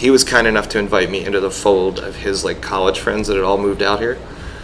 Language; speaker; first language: English; native; English